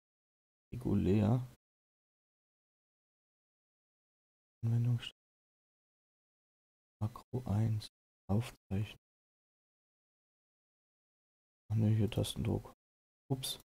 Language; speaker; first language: German; native; German